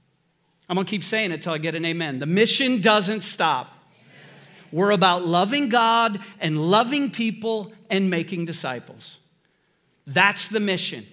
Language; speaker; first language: English; native; English